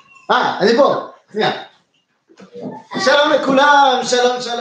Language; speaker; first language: Hebrew; non-native, fluent; French